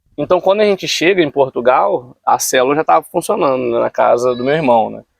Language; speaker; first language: Portuguese; native; Portuguese